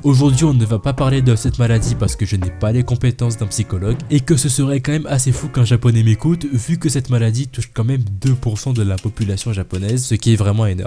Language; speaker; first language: French; native; French